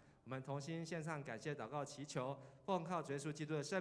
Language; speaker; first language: Chinese; native; Chinese